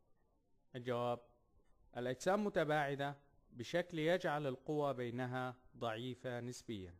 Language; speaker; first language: Arabic; native; Arabic